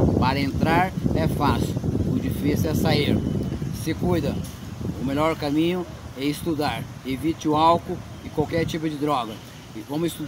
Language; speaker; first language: Portuguese; native; Portuguese